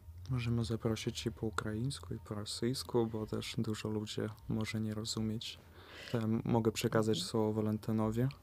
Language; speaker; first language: Polish; non-native, fluent; Russian